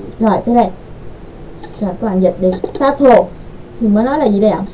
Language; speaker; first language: Korean; non-native, fluent; Vietnamese